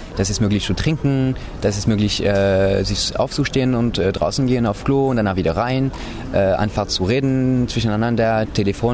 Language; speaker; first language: German; non-native, fluent; French